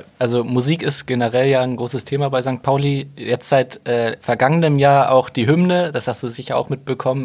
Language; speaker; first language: German; native; German